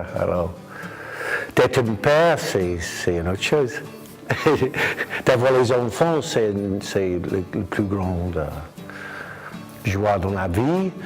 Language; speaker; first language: French; non-native, fluent; English